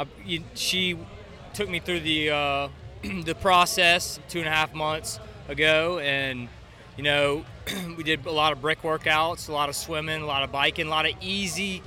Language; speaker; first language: English; native; English